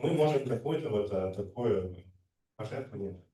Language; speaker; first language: Russian; native; Russian